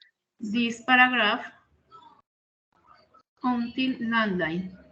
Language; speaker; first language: English; non-native, learner; Spanish